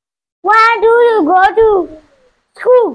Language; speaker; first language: English; non-native, learner; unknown